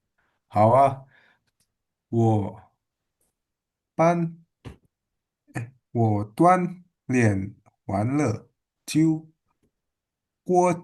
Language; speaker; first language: Chinese; non-native, learner; Indonesian